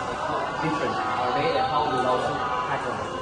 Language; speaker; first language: English; non-native, learner; Indonesian